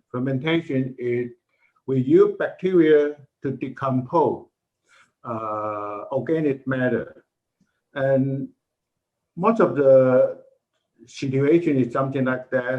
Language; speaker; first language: English; non-native, learner; Chinese